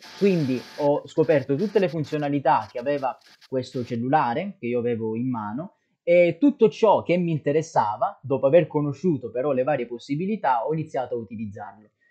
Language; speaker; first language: Italian; native; Italian